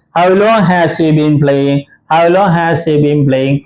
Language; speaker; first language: English; non-native, local second language; Malayalam